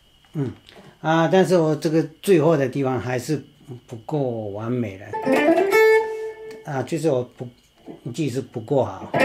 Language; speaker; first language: Chinese; non-native, fluent; Japanese